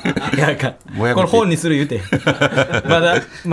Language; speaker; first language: Japanese; native; Japanese